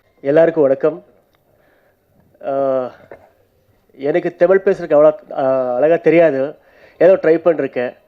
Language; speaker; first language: Tamil; non-native, learner; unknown